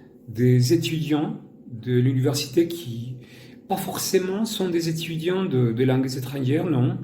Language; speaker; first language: French; non-native, fluent; Spanish